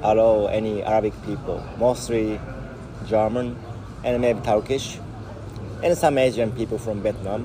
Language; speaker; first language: English; non-native, learner; Japanese